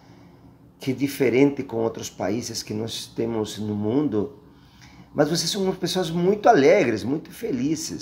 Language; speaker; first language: Portuguese; non-native, fluent; Spanish